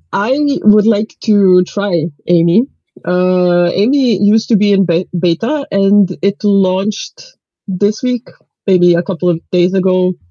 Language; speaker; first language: English; non-native, fluent; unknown